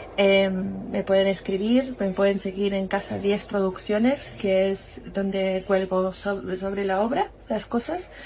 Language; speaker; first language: Spanish; non-native, fluent; English